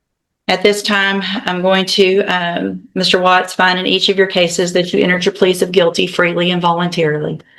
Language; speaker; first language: English; native; English